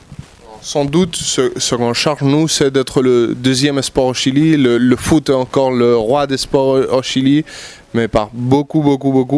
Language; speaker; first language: French; non-native, fluent; Spanish